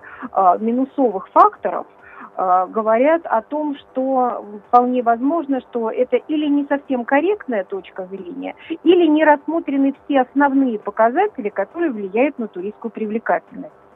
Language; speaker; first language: Russian; native; Russian